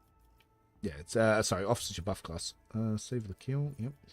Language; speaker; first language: English; native; English